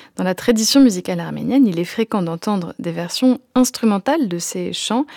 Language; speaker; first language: French; native; French